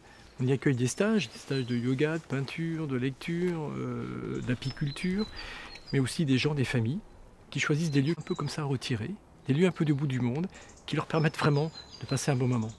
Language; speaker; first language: French; native; French